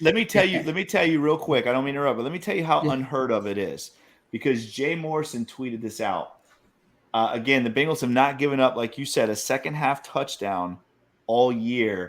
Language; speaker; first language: English; native; English